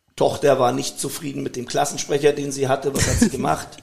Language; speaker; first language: German; native; German